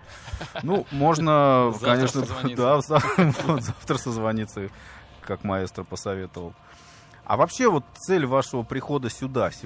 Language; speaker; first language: Russian; native; Russian